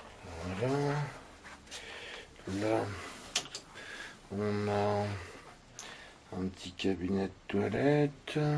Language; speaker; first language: French; native; French